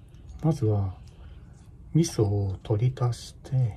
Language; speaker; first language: Japanese; non-native, fluent; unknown